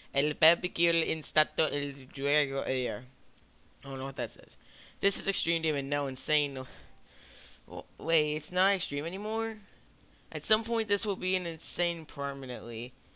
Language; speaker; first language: English; native; English